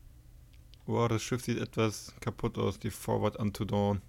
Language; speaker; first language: German; native; German